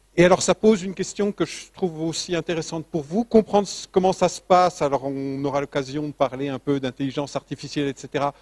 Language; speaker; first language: French; native; French